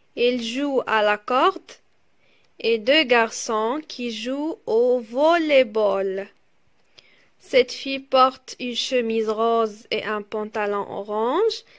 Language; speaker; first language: French; non-native, local second language; Arabic